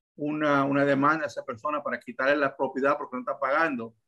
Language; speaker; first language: Spanish; early bilingual, heritage; Spanish